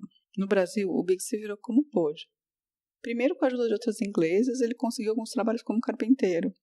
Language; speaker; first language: Portuguese; native; Portuguese